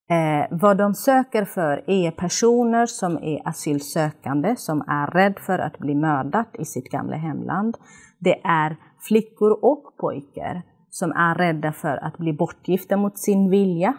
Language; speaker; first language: Swedish; non-native, fluent; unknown